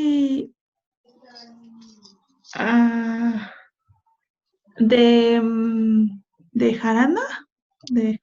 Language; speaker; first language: English; non-native, learner; Spanish